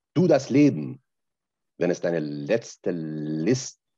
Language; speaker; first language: German; non-native, fluent; Persian